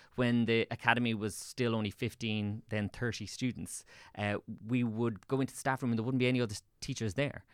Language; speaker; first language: English; native; English